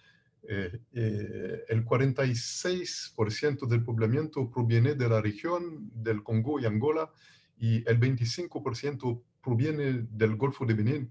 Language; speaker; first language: Spanish; non-native, fluent; French